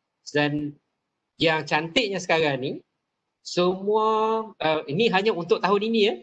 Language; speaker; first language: Malay; native; Malay